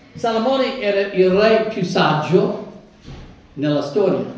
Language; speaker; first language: Italian; non-native, fluent; English